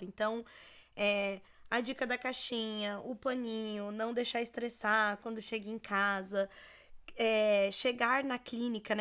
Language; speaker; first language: Portuguese; native; Portuguese